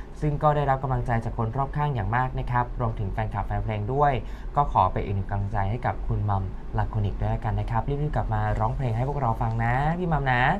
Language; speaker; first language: Thai; native; Thai